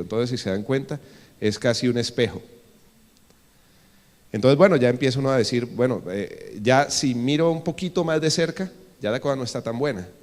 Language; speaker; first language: Spanish; native; Spanish